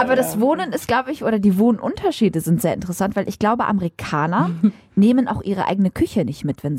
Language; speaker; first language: German; native; German